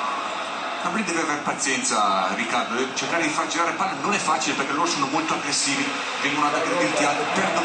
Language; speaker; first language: Italian; native; Italian